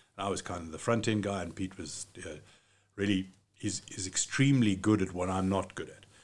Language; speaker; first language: English; native; English